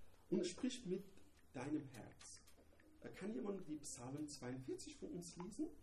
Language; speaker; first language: German; non-native, learner; Persian